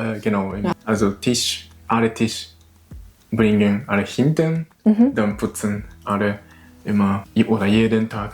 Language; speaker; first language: German; non-native, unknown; Japanese